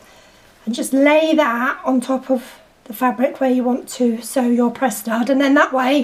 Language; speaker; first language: English; native; English